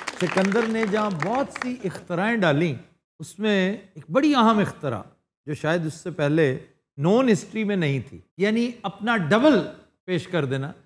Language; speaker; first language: Urdu; non-native, local second language; Punjabi